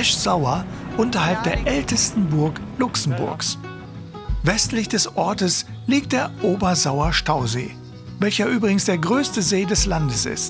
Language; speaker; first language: German; native; German